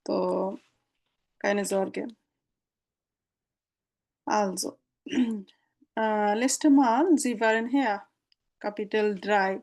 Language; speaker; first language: German; non-native, learner; Bangla